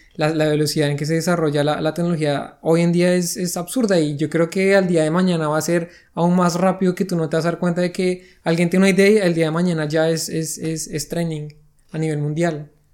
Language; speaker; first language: Spanish; native; Spanish